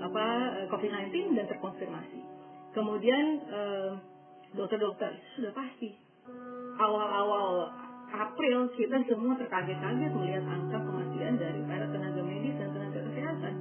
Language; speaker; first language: Indonesian; native; Indonesian